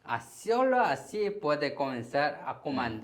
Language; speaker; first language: Spanish; non-native, learner; Korean